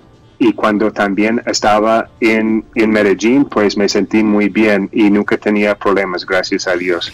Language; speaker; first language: Spanish; non-native, fluent; English